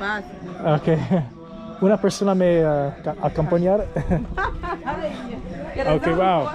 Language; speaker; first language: Spanish; non-native, learner; English